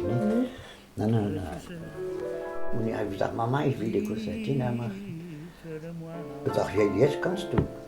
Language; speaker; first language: German; non-native, learner; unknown